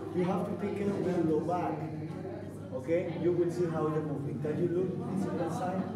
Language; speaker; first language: English; non-native, learner; Spanish